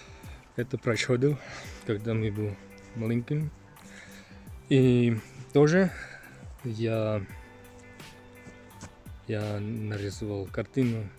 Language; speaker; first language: Russian; non-native, learner; Finnish